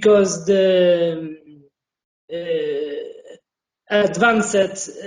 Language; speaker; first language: English; non-native, learner; Portuguese